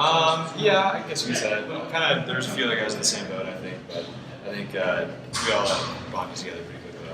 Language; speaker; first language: English; native; English